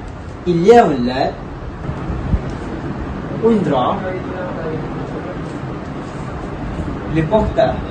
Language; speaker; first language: French; non-native, learner; Malay